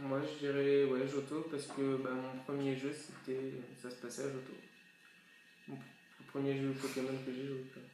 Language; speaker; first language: French; native; French